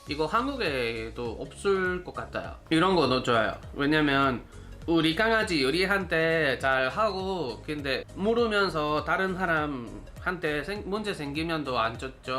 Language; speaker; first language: Korean; non-native, learner; Spanish